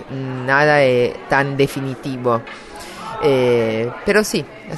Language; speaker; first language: Spanish; non-native, fluent; Italian